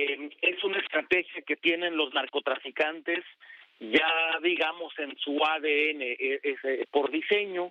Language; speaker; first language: Spanish; native; Spanish